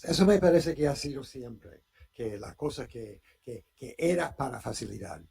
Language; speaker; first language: Spanish; non-native, fluent; English